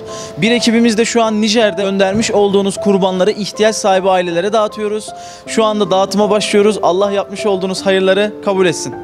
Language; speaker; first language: Turkish; native; Turkish